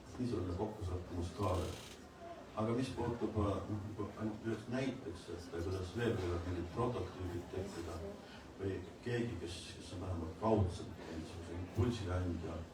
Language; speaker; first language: Estonian; native; Estonian